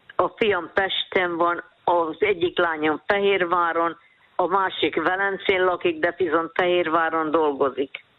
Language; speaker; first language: Hungarian; native; Hungarian